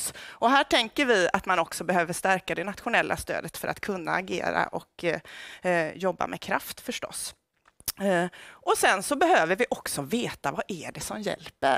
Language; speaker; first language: Swedish; native; Swedish